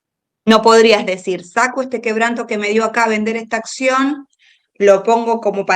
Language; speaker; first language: Spanish; native; Spanish